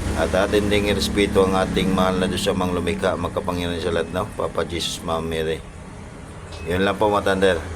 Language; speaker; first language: Filipino; native; Filipino